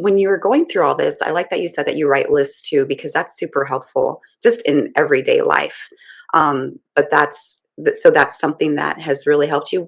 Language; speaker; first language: English; native; English